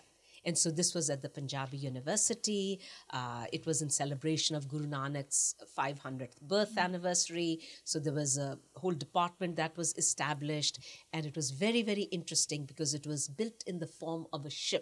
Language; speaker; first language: English; non-native, local second language; Punjabi